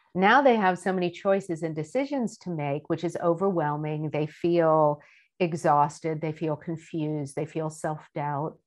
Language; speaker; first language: English; native; English